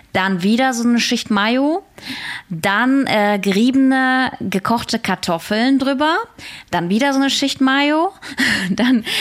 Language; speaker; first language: German; early bilingual, other home language; Russian